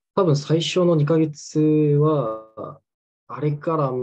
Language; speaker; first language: Japanese; non-native, fluent; Korean